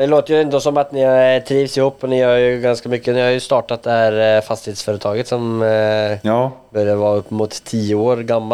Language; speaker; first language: Swedish; native; Swedish